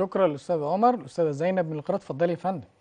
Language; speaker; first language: Arabic; native; Arabic